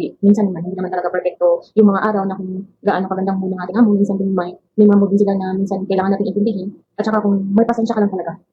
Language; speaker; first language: Filipino; non-native, local second language; Cebuano